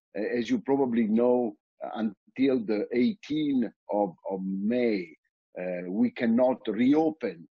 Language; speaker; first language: English; non-native, fluent; Italian